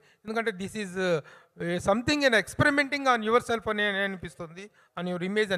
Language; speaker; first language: Telugu; native; Telugu